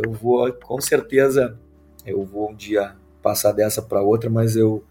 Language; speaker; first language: Portuguese; native; Portuguese